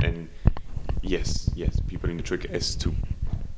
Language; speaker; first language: English; non-native, fluent; French